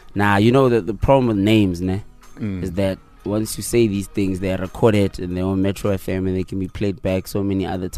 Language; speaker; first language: English; non-native, local second language; Tswana